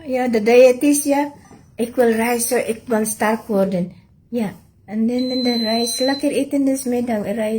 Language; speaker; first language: Dutch; non-native, learner; Filipino